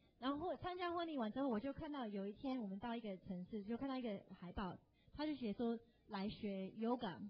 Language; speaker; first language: Chinese; non-native, fluent; English